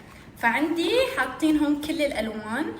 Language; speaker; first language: Arabic; native; Arabic